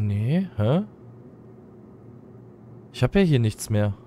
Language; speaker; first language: German; native; German